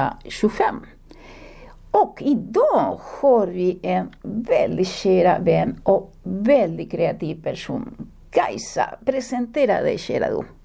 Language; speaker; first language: Swedish; non-native, fluent; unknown